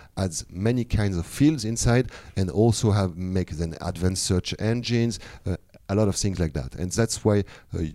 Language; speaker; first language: English; non-native, fluent; French